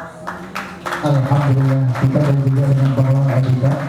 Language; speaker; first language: Indonesian; native; Indonesian